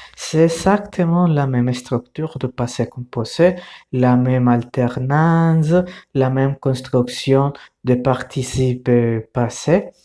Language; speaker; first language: French; non-native, fluent; Spanish